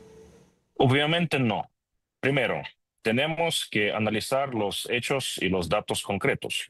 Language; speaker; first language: Spanish; non-native, fluent; Ukrainian